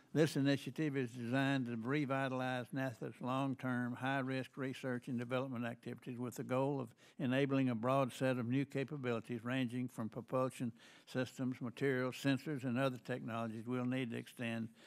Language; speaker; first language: English; native; English